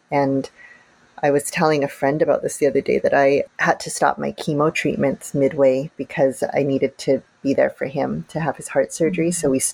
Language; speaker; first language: English; native; English